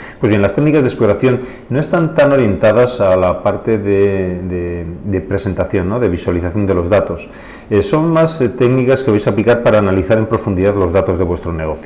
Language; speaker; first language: Spanish; native; Spanish